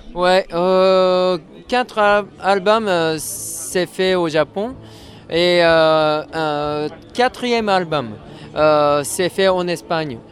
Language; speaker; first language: French; non-native, fluent; Japanese